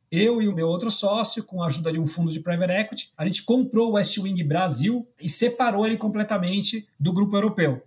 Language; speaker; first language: Portuguese; early bilingual, other home language; Spanish